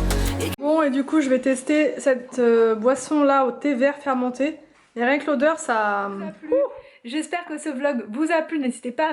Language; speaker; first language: French; native; French